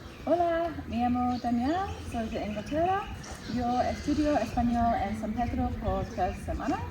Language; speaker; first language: Spanish; non-native, learner; English